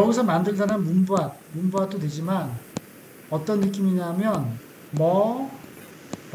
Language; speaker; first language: Korean; native; Korean